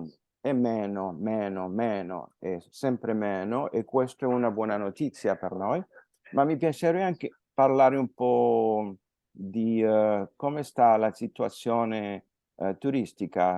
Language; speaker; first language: Italian; non-native, fluent; Spanish